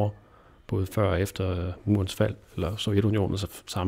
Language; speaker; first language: Danish; native; Danish